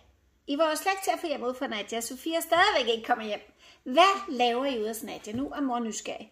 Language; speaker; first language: Danish; native; Danish